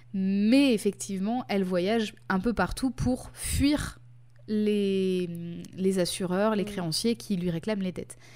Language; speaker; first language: French; native; French